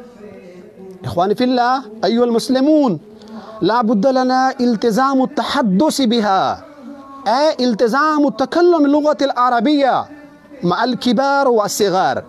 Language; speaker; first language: Arabic; non-native, fluent; Urdu